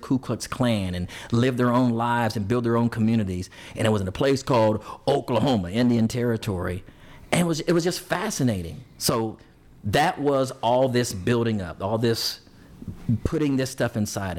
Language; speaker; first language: English; native; English